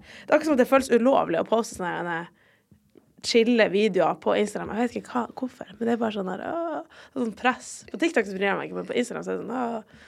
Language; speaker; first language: Norwegian; native; Norwegian